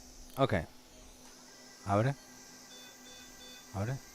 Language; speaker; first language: Spanish; native; Spanish